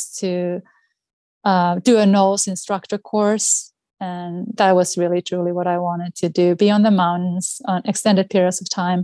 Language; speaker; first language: English; non-native, fluent; Finnish